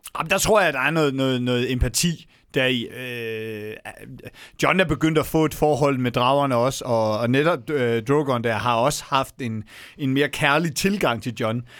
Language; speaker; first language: Danish; native; Danish